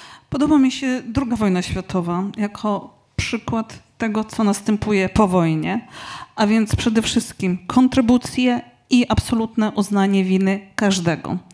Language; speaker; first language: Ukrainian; non-native, fluent; Polish